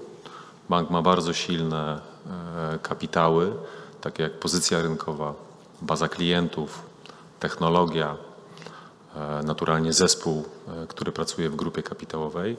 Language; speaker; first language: Polish; native; Polish